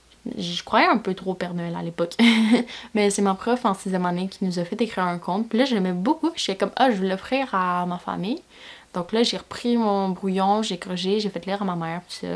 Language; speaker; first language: French; native; French